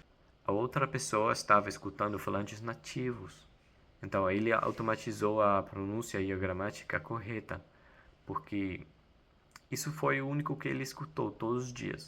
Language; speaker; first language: Portuguese; non-native, fluent; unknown